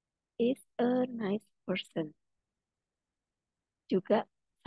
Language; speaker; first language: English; non-native, fluent; Indonesian